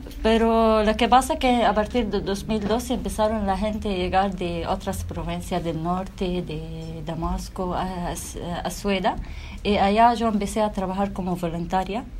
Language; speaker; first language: Spanish; non-native, fluent; Arabic